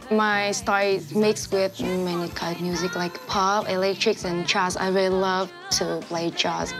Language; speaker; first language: English; non-native, learner; Vietnamese